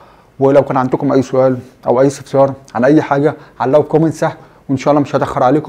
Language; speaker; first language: Arabic; native; Arabic